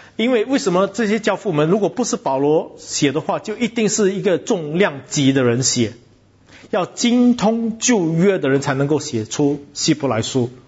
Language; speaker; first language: Chinese; non-native, local second language; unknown